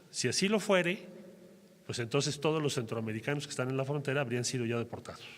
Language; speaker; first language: Spanish; native; Spanish